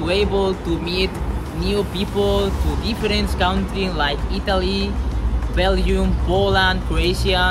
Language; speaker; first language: English; non-native, learner; Portuguese